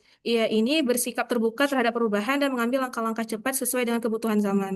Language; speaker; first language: Indonesian; native; Indonesian